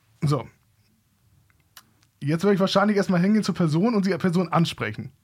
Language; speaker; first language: German; native; German